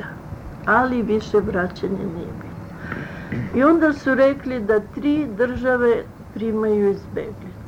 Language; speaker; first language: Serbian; early bilingual, other home language; Russian